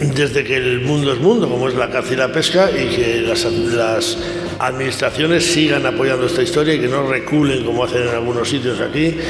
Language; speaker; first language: Spanish; native; Spanish